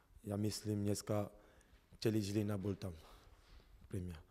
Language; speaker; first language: Slovak; non-native, learner; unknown